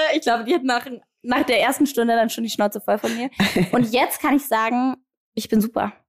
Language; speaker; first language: German; early bilingual, other home language; Greek